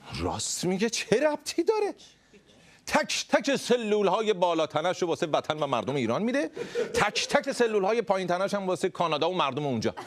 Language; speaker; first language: Persian; native; Persian